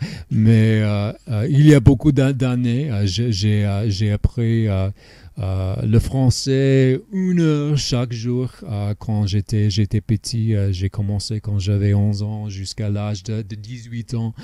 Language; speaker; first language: French; non-native, fluent; English